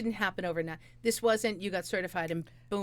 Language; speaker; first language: English; native; English